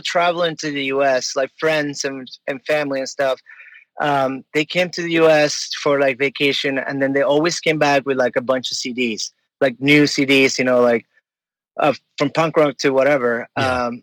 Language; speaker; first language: English; non-native, fluent; Spanish